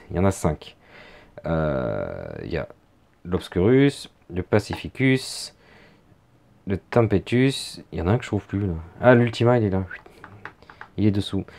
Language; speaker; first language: French; native; French